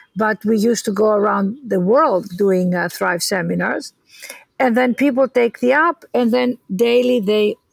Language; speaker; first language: English; non-native, fluent; Greek